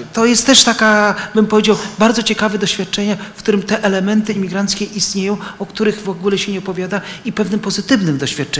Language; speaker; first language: Polish; native; Polish